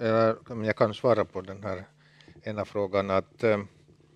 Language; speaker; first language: Swedish; non-native, local second language; Finnish